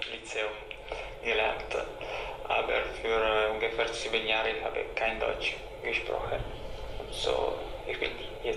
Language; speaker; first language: German; non-native, learner; Italian